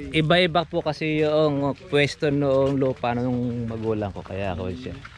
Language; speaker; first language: Filipino; native; Filipino